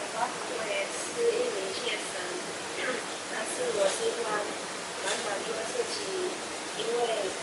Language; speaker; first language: Chinese; non-native, learner; Indonesian